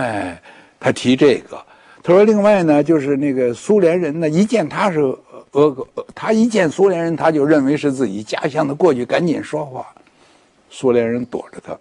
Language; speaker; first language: Chinese; native; Chinese